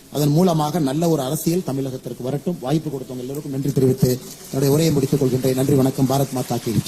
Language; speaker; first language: Tamil; native; Tamil